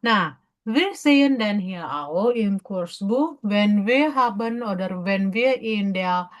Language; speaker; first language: German; non-native, fluent; Indonesian